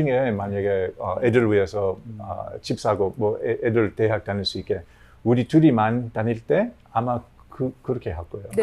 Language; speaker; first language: Korean; non-native, learner; English